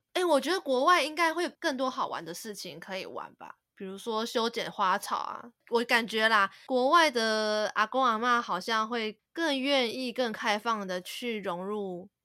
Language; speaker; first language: Chinese; native; Chinese